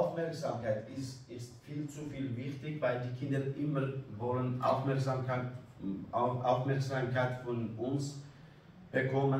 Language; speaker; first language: German; non-native, learner; Kurdish